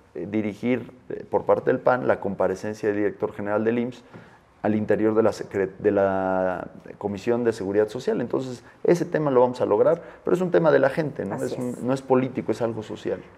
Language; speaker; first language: Spanish; native; Spanish